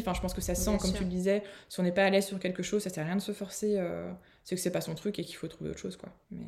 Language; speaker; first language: French; native; French